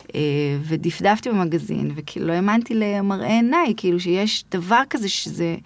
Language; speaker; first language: Hebrew; native; Hebrew